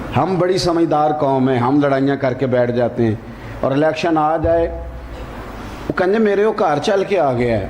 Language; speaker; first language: Urdu; non-native, local second language; Punjabi